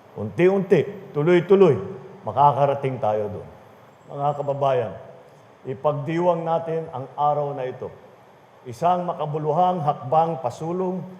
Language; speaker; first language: Filipino; native; Filipino